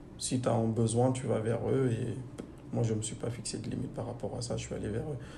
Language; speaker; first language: French; non-native, local second language; Fula